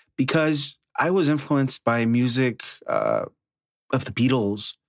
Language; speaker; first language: English; early bilingual, other home language; Spanish